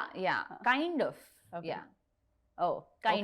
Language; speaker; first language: Telugu; non-native, learner; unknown